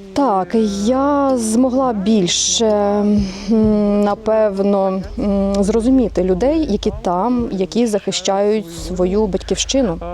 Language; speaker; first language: Ukrainian; non-native, fluent; Russian